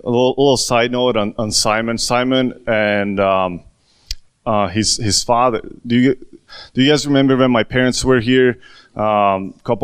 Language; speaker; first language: English; non-native, fluent; Hungarian